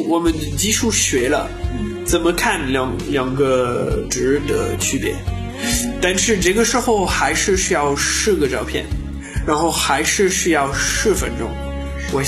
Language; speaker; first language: Chinese; non-native, learner; French